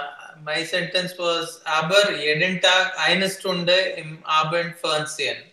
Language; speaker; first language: German; non-native, learner; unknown